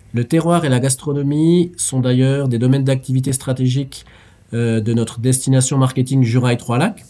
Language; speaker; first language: French; native; French